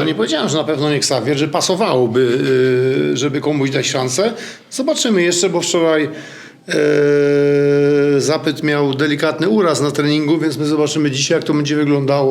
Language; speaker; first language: Polish; native; Polish